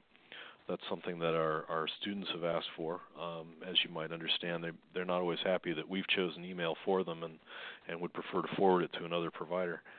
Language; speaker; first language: English; native; English